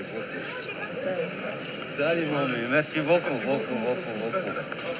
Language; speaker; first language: French; non-native, fluent; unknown